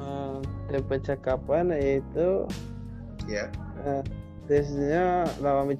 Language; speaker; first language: Indonesian; non-native, learner; Thai